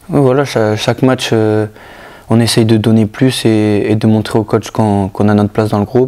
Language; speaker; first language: French; native; French